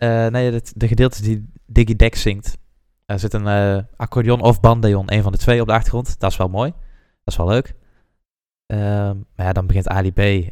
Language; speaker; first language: Dutch; native; Dutch